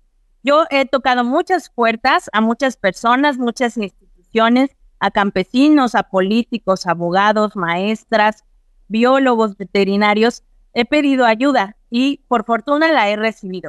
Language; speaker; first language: Spanish; native; Spanish